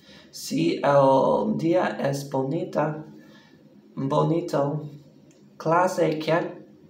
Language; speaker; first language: Spanish; non-native, learner; English